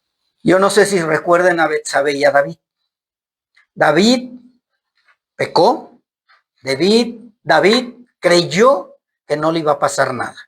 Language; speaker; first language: Spanish; native; Spanish